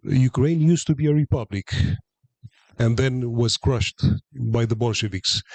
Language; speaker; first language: English; non-native, fluent; Romanian